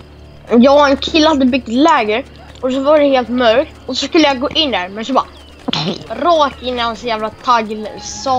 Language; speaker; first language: Swedish; native; Swedish